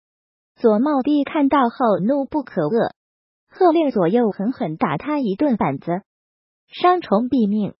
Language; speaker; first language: Chinese; native; Chinese